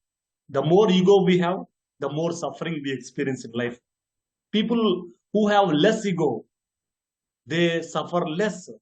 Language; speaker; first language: English; non-native, local second language; Telugu